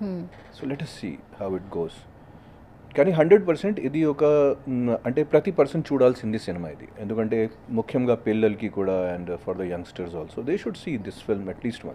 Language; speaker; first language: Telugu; non-native, local second language; Hindi